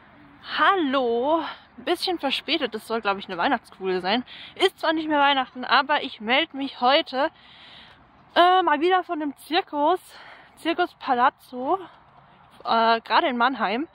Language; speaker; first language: German; native; German